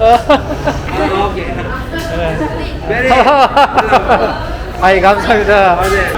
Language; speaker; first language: Korean; native; Korean